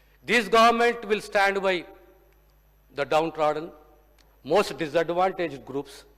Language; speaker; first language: English; non-native, local second language; Telugu